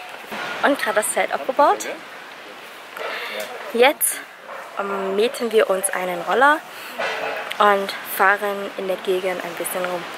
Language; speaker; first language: German; non-native, fluent; Vietnamese